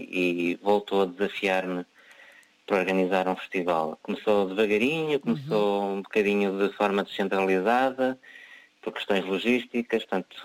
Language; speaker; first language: Portuguese; native; Portuguese